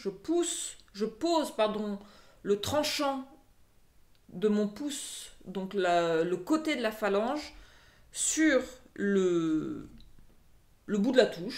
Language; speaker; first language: French; native; French